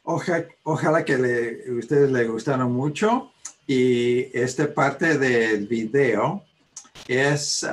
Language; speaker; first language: Spanish; early bilingual, heritage; Spanish